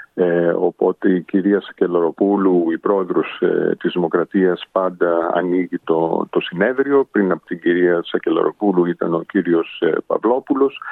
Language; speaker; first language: Greek; early bilingual, heritage; Greek